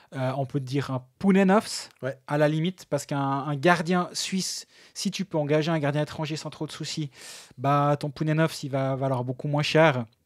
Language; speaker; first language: French; native; French